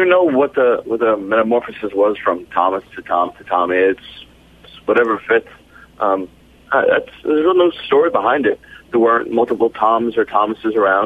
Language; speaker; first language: English; native; English